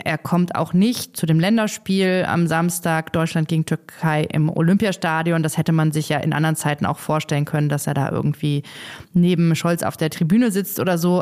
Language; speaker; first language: German; native; German